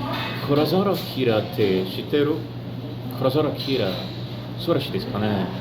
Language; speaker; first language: Japanese; non-native, learner; Portuguese